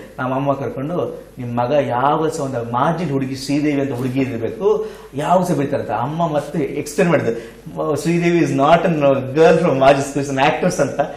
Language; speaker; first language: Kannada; non-native, local second language; Tulu